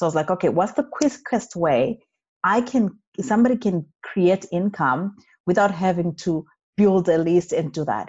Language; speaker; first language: English; non-native, local second language; Shona